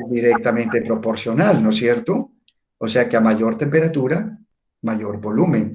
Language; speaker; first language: Spanish; native; Spanish